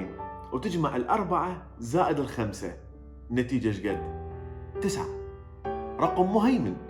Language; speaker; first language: Arabic; native; Arabic